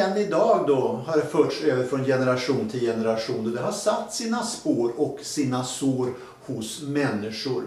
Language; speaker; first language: Swedish; native; Swedish